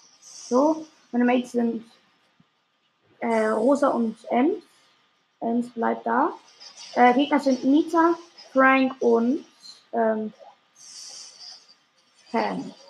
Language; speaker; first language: German; native; German